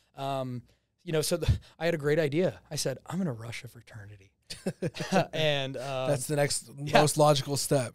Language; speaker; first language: English; native; English